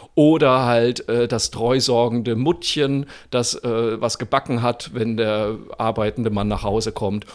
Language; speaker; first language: German; native; German